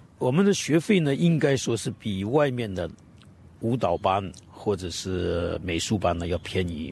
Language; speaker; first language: Chinese; native; Chinese